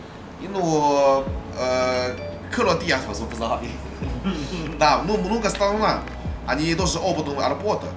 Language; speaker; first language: Russian; non-native, learner; Chinese